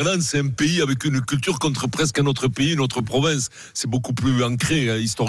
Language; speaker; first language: French; native; French